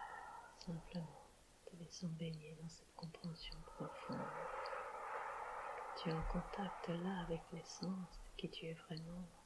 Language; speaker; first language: French; native; French